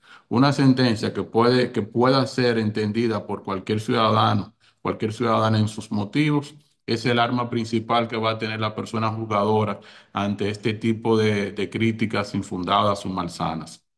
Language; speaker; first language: Spanish; native; Spanish